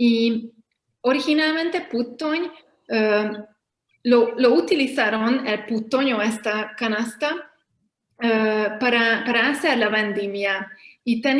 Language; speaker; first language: Spanish; non-native, fluent; Hungarian